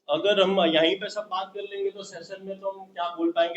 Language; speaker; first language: Hindi; non-native, local second language; Gujarati